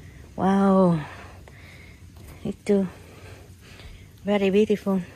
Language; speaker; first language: English; non-native, learner; Vietnamese